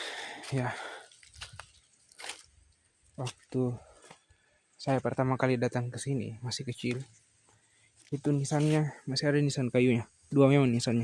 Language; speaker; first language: Indonesian; native; Indonesian